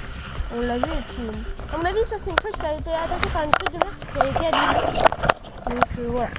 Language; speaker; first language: French; native; French